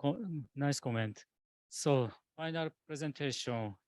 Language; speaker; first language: English; non-native, learner; Japanese